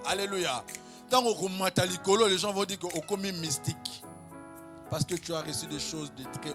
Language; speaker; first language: French; non-native, local second language; Lingala